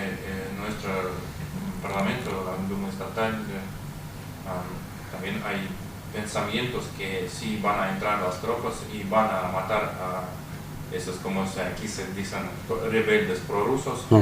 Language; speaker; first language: Spanish; non-native, fluent; Russian